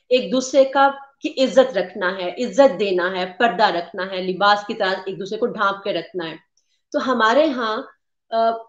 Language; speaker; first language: Urdu; native; Urdu